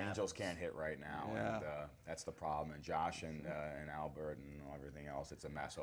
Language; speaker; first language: English; native; English